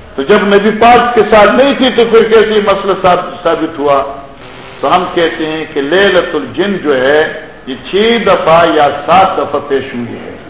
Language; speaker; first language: Urdu; non-native, local second language; Pashto